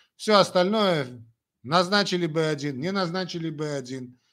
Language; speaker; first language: Russian; non-native, local second language; Armenian